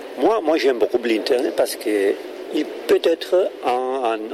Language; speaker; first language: French; non-native, learner; Catalan